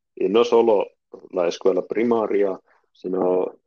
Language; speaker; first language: Spanish; non-native, learner; Finnish